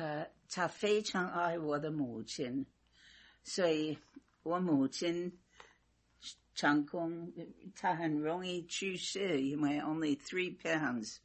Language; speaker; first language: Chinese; non-native, fluent; English